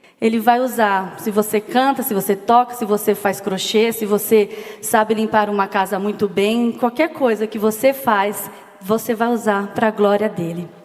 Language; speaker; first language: Portuguese; native; Portuguese